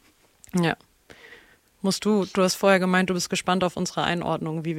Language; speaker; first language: German; native; German